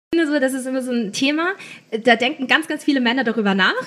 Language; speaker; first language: German; native; German